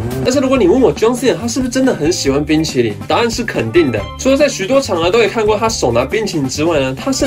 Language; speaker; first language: Chinese; native; Chinese